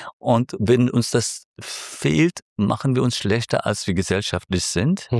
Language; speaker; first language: German; early bilingual, other home language; Turkish